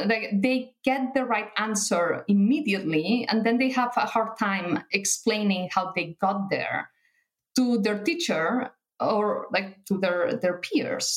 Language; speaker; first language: English; non-native, fluent; Catalan